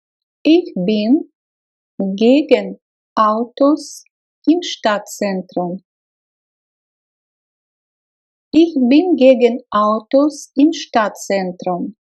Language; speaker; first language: German; non-native, fluent; Russian